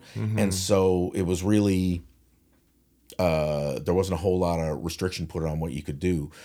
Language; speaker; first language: English; native; English